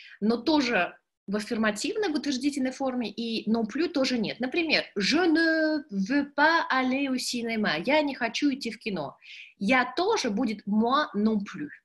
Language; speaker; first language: Russian; native; Russian